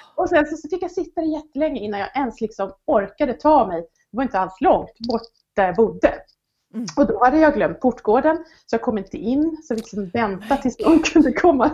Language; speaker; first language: Swedish; native; Swedish